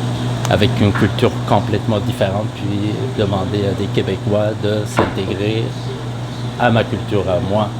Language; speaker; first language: French; non-native, fluent; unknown